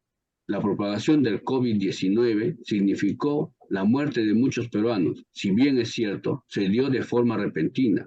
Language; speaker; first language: Spanish; native; Spanish